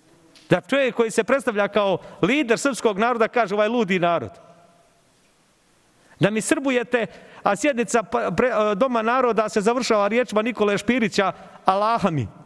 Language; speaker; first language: Serbian; native; Serbian